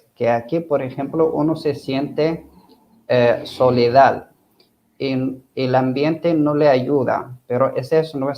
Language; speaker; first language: Spanish; non-native, fluent; Arabic